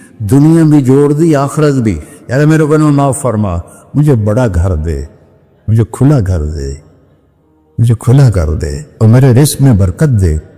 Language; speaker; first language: Urdu; non-native, local second language; Punjabi